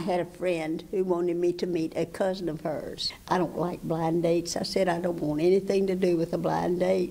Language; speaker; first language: English; native; English